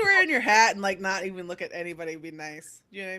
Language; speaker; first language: English; native; English